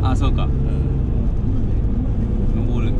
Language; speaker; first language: Japanese; non-native, learner; Vietnamese